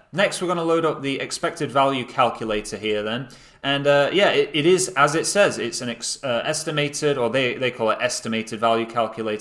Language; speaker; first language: English; native; English